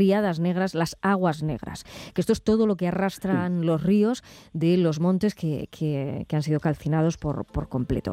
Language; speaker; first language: Spanish; native; Spanish